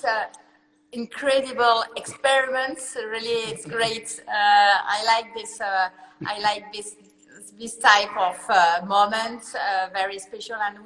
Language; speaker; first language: English; non-native, learner; French